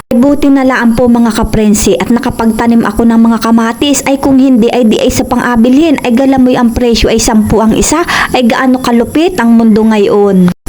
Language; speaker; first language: Filipino; native; Filipino